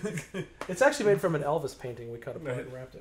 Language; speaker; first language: English; native; English